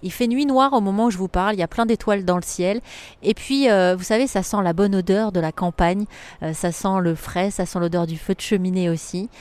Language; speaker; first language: French; native; French